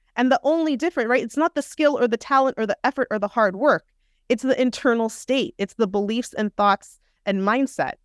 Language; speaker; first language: English; native; English